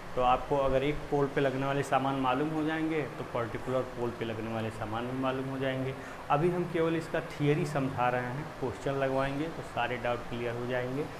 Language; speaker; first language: Hindi; native; Hindi